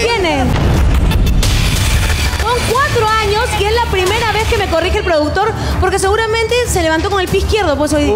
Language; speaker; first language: Spanish; native; Spanish